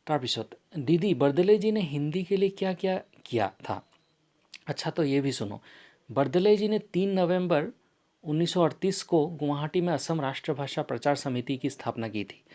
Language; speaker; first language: Hindi; non-native, local second language; Assamese